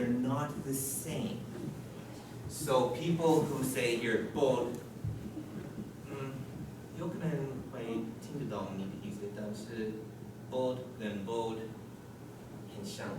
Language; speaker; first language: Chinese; non-native, fluent; English